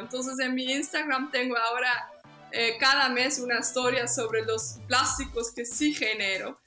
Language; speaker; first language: Spanish; non-native, fluent; Dutch